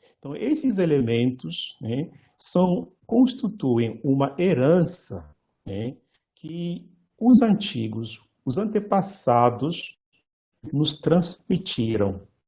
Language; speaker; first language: Portuguese; non-native, fluent; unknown